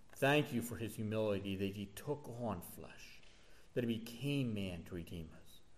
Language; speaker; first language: English; native; English